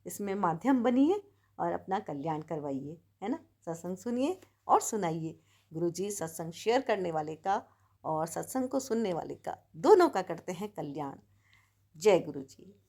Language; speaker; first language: Hindi; native; Hindi